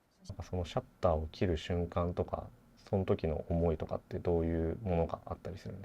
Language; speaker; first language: Japanese; native; Japanese